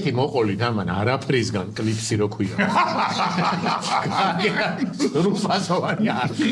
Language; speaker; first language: Georgian; native; Georgian